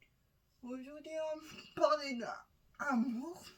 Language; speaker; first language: French; non-native, learner; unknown